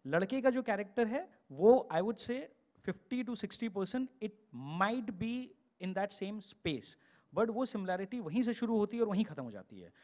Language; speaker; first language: Hindi; native; Hindi